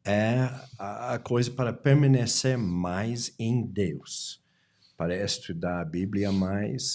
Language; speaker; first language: Portuguese; non-native, fluent; English